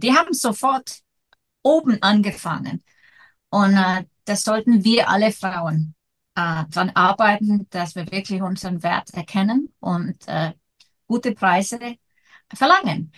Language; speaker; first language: German; non-native, fluent; Icelandic